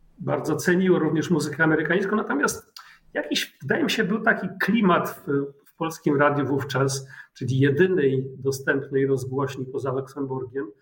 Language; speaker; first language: Polish; native; Polish